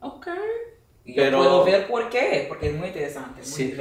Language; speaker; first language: Spanish; non-native, fluent; English